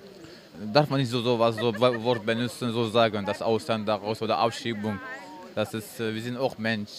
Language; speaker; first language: German; non-native, learner; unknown